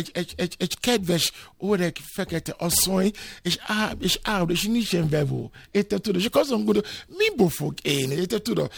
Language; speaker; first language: Hungarian; non-native, fluent; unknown